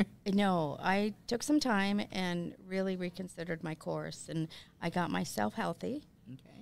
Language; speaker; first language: English; native; English